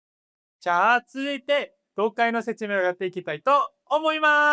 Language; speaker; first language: Japanese; non-native, fluent; Korean